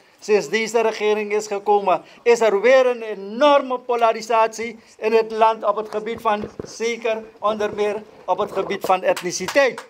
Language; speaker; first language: Dutch; native; Dutch